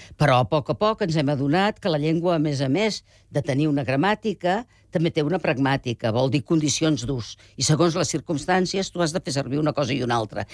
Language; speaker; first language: Catalan; native; Catalan